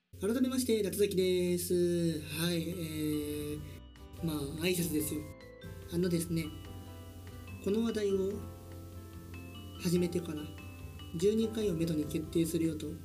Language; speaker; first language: Japanese; native; Japanese